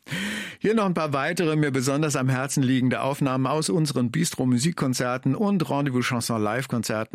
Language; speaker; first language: German; native; German